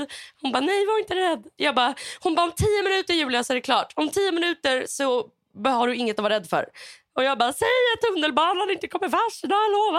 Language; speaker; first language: Swedish; native; Swedish